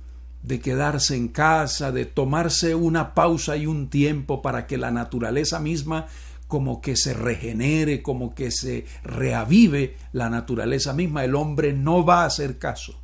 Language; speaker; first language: Spanish; native; Spanish